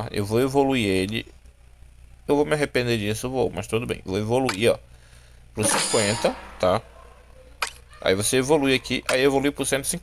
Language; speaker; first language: Portuguese; native; Portuguese